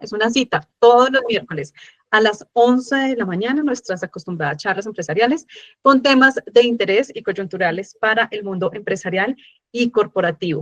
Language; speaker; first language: Spanish; native; Spanish